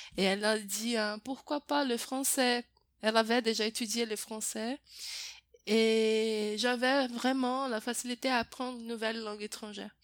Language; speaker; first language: French; non-native, fluent; Portuguese